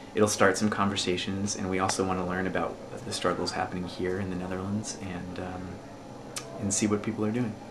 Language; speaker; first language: English; native; English